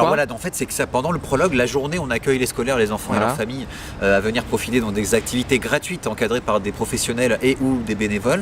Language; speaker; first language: French; native; French